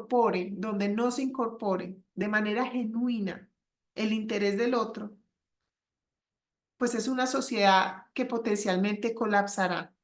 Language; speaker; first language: Spanish; native; Spanish